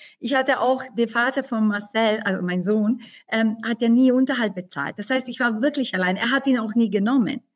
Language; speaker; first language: German; non-native, fluent; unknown